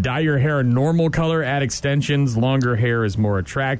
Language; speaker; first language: English; native; English